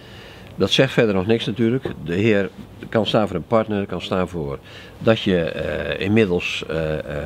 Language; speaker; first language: Dutch; native; Dutch